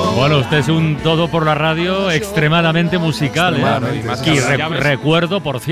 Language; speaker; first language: Spanish; native; Spanish